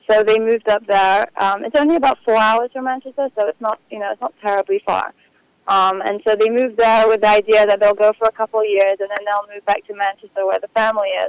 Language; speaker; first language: English; native; English